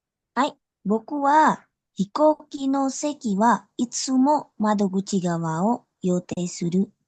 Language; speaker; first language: Japanese; non-native, learner; Indonesian